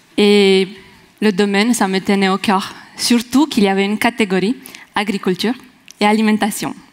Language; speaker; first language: French; non-native, fluent; Romanian